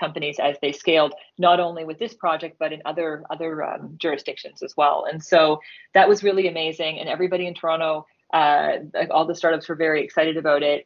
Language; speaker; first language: English; native; English